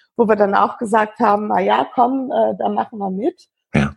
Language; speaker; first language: German; native; German